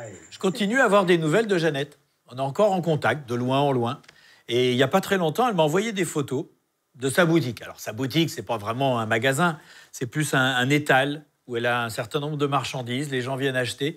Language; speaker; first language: French; native; French